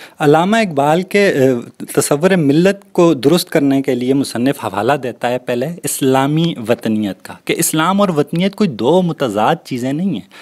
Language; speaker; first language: Urdu; non-native, local second language; Northern Hindko